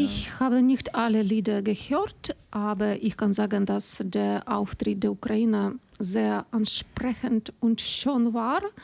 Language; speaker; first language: German; non-native, learner; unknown